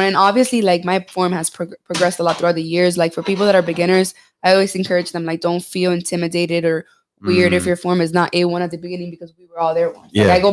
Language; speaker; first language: English; native; English